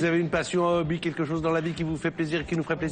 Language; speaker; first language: French; native; French